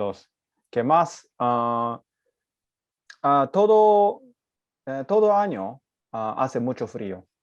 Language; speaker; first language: Spanish; non-native, learner; Japanese